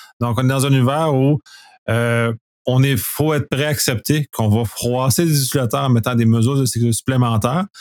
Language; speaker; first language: French; native; French